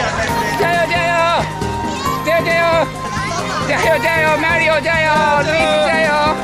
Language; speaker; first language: Chinese; non-native, learner; Japanese